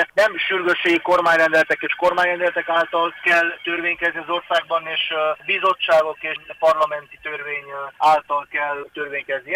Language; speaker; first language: Hungarian; native; Hungarian